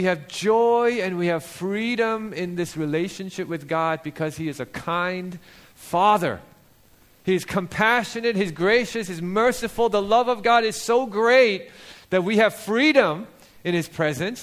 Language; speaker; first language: English; early bilingual, other home language; Korean